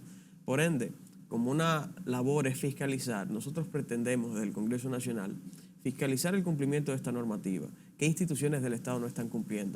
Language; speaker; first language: Spanish; native; Spanish